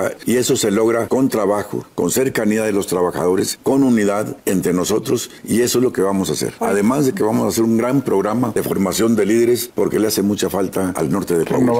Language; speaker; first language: Spanish; native; Spanish